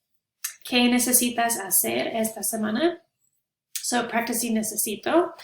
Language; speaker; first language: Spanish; non-native, fluent; English